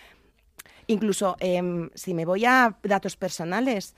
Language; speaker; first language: Spanish; native; Spanish